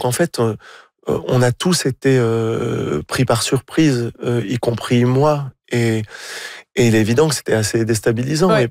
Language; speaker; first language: French; native; French